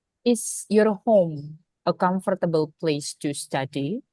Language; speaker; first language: English; non-native, fluent; Indonesian